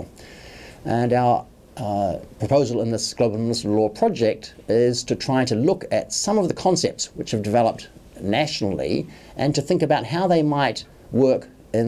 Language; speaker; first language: English; native; English